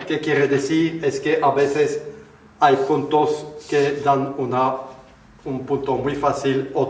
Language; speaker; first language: Spanish; non-native, fluent; French